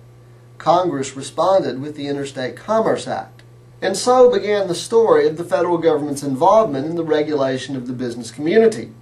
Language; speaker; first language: English; native; English